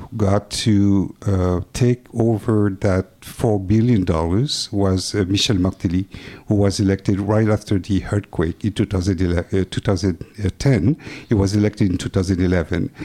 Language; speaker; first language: English; non-native, fluent; French